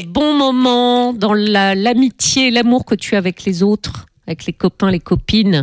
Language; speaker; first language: French; native; French